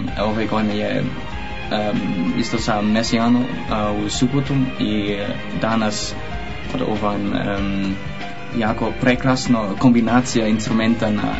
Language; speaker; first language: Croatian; non-native, learner; Dutch